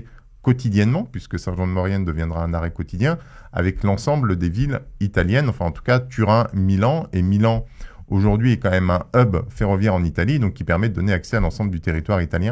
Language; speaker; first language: French; native; French